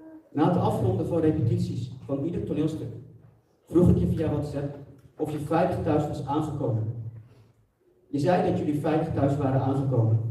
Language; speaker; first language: Dutch; early bilingual, other home language; Tamil